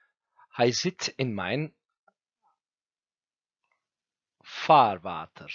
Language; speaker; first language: Dutch; non-native, fluent; Turkish